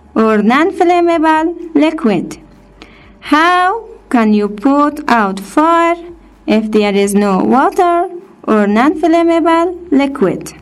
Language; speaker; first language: English; non-native, fluent; Persian